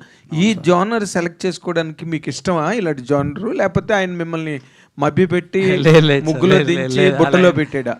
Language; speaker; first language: Telugu; native; Telugu